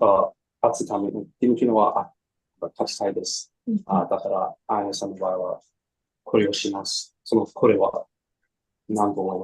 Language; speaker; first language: Japanese; non-native, learner; English